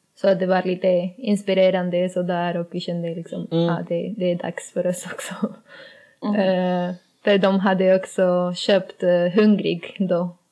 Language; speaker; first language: Swedish; non-native, learner; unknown